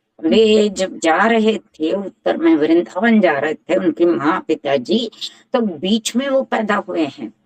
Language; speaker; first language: Hindi; native; Hindi